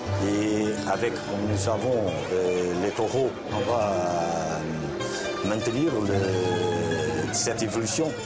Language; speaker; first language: French; non-native, learner; Portuguese